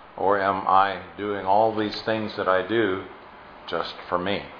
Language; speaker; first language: English; native; English